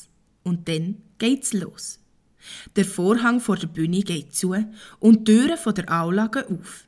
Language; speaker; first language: German; native; German